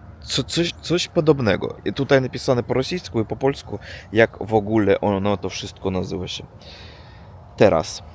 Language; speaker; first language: Polish; non-native, learner; Russian